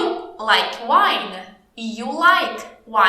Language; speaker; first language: English; non-native, fluent; Portuguese